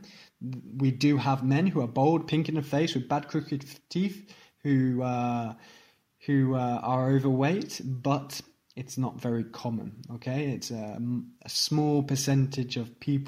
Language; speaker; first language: English; native; English